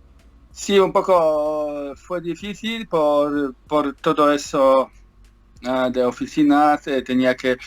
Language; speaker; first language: Spanish; non-native, learner; Polish